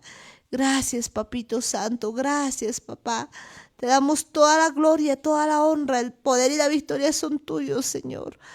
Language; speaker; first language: Spanish; native; Spanish